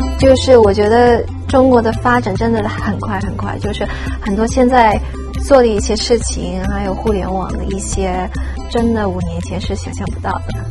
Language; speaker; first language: Chinese; non-native, local second language; Cantonese